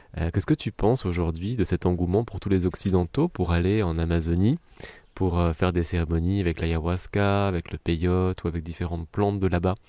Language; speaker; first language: French; native; French